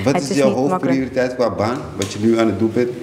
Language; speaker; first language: Dutch; native; Dutch